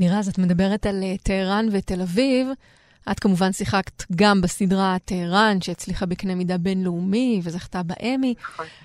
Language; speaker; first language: Hebrew; native; Hebrew